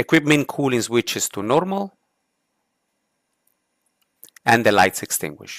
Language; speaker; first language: English; non-native, fluent; Italian